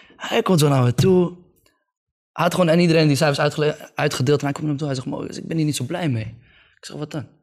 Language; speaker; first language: Dutch; early bilingual, other home language; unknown